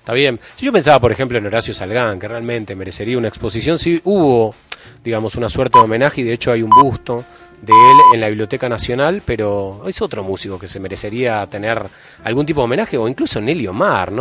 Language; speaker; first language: Spanish; native; Spanish